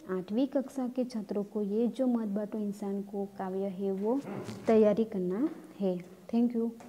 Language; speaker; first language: Hindi; non-native, local second language; Gamit